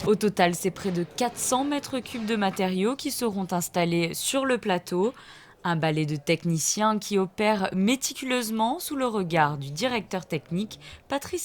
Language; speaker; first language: French; native; French